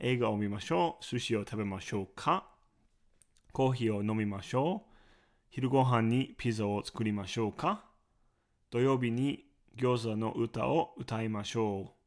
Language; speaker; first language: Japanese; non-native, fluent; English